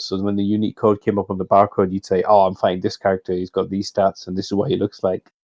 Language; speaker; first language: English; native; English